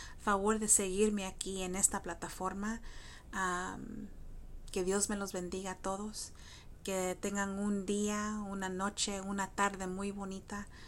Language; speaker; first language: Spanish; early bilingual, heritage; Spanish